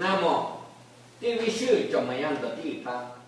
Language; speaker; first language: Chinese; non-native, learner; Korean